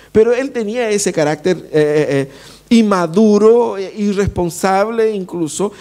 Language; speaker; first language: Spanish; non-native, fluent; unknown